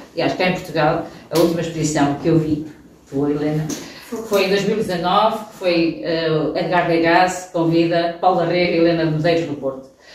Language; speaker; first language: Portuguese; native; Portuguese